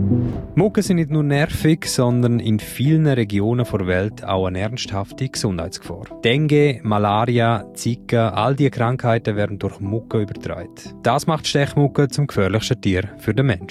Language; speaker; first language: German; native; German